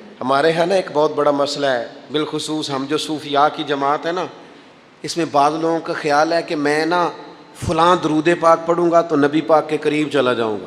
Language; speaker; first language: Urdu; non-native, local second language; Punjabi